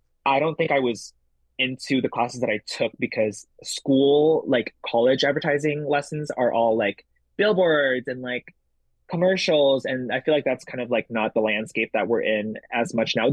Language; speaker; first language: English; early bilingual, other home language; Indonesian